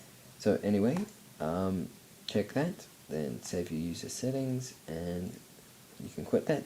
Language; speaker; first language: English; native; English